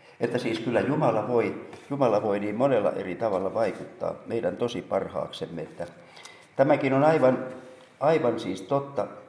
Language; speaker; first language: Finnish; native; Finnish